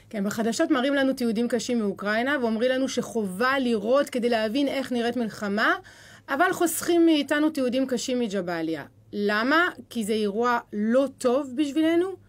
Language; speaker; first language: Hebrew; native; Hebrew